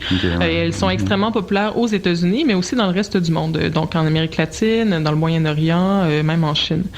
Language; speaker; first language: French; native; French